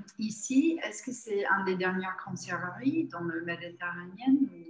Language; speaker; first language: French; non-native, fluent; English